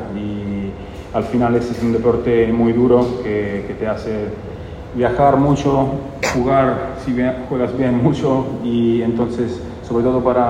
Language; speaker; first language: Spanish; non-native, fluent; Italian